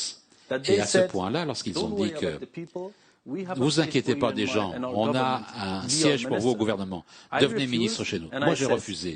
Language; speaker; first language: French; non-native, fluent; Persian